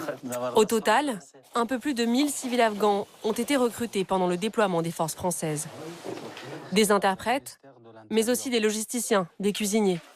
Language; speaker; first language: French; native; French